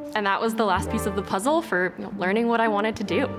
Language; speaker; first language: English; native; English